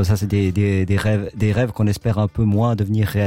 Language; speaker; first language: French; native; French